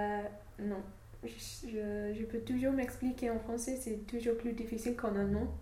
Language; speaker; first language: French; non-native, fluent; English